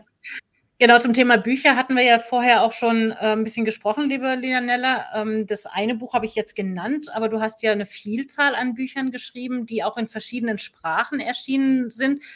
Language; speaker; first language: German; native; German